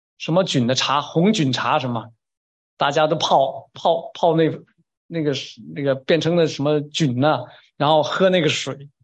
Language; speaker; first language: Chinese; native; Chinese